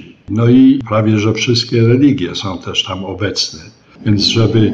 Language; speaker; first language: Polish; native; Polish